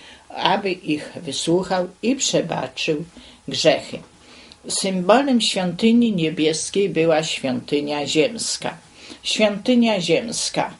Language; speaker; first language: Polish; native; Polish